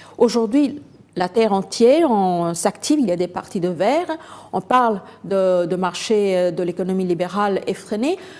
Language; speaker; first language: French; non-native, fluent; Bangla